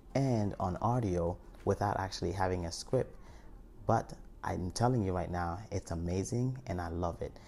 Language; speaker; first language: English; early bilingual, other home language; Haitian Creole